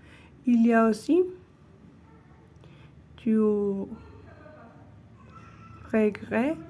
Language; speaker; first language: French; non-native, learner; Spanish